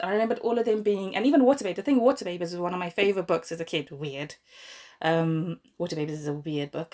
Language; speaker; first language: English; native; English